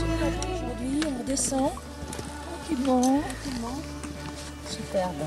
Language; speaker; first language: French; non-native, learner; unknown